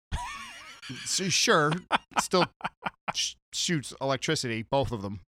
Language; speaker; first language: English; native; English